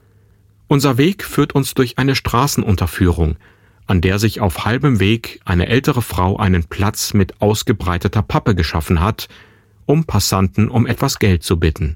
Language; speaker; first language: German; native; German